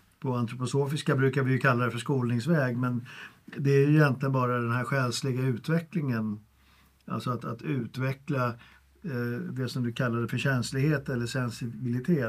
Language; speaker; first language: Swedish; native; Swedish